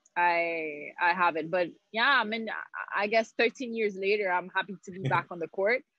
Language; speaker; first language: English; non-native, fluent; Haitian Creole